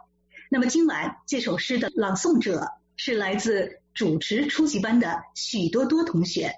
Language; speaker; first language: Chinese; native; Chinese